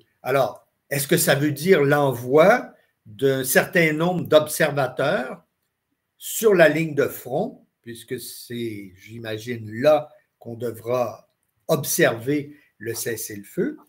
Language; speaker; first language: French; native; French